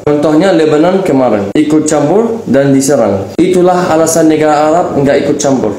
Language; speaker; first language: Indonesian; non-native, fluent; Arabic